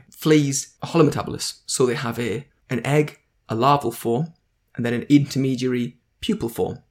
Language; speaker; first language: English; native; English